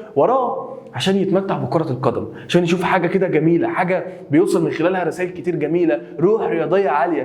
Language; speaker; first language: Arabic; native; Arabic